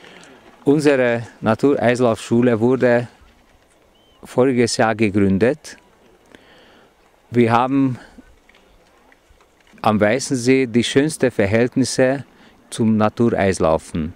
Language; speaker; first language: German; non-native, fluent; Hungarian